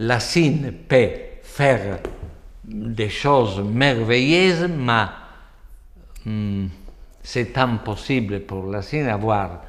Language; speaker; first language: French; non-native, fluent; Italian